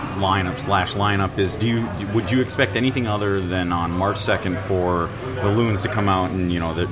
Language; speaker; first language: English; native; English